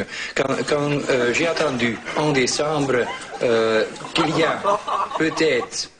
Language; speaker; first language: French; non-native, local second language; Dutch